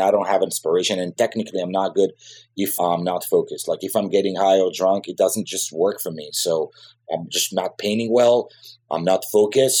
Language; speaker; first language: English; non-native, fluent; Hebrew